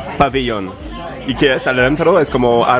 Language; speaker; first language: Spanish; non-native, learner; French